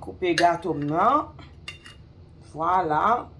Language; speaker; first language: French; non-native, local second language; Haitian Creole